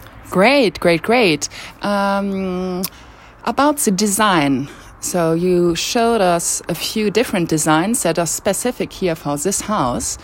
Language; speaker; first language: English; non-native, fluent; French